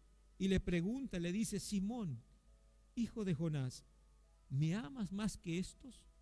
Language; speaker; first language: Spanish; native; Spanish